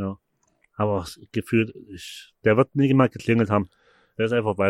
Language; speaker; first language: German; native; German